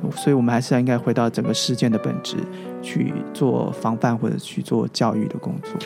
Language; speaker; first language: Chinese; native; Chinese